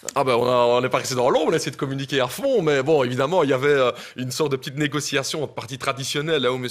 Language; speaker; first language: French; native; French